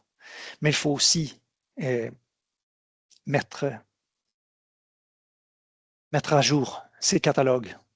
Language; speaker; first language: French; non-native, fluent; Swedish